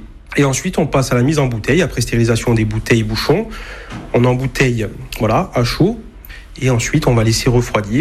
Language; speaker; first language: French; native; French